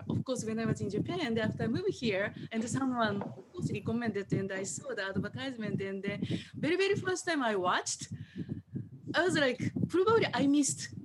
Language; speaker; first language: English; non-native, fluent; Japanese